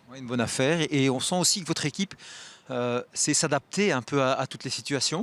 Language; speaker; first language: French; native; French